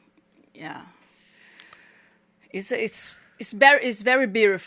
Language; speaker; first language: English; non-native, learner; Portuguese